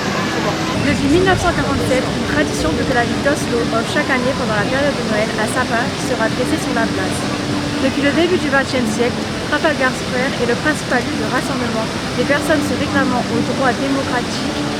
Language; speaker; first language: French; native; French